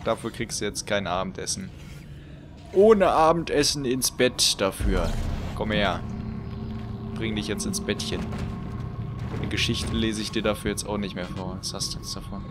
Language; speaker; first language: German; native; German